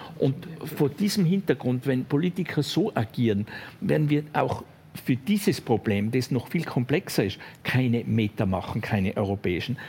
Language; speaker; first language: German; native; German